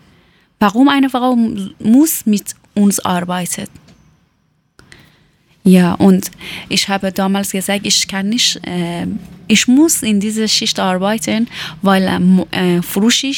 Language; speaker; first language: German; non-native, learner; Persian